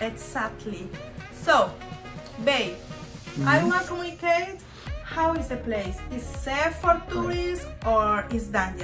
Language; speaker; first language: English; non-native, learner; Spanish